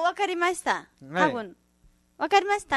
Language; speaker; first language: Japanese; non-native, learner; Nepali